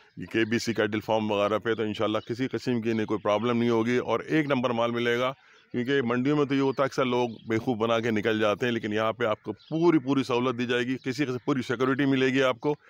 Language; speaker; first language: Urdu; native; Urdu